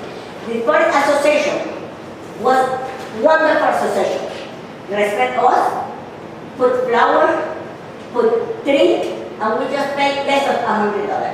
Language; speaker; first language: English; non-native, learner; Spanish